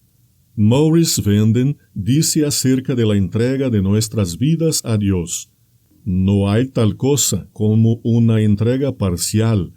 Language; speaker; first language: Spanish; non-native, fluent; Portuguese